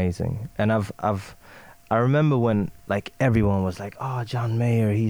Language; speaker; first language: English; non-native, fluent; Swedish